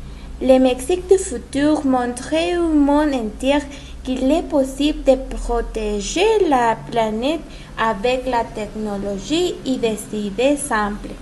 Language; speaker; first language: French; non-native, learner; Spanish